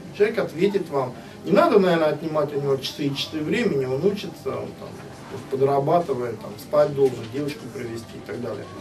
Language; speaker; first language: Russian; native; Russian